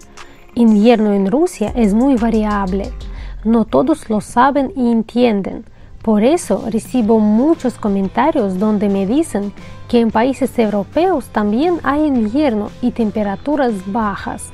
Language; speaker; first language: Spanish; non-native, fluent; Russian